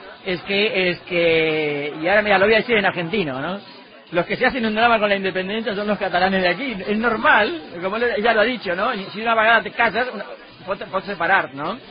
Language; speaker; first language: Spanish; native; Spanish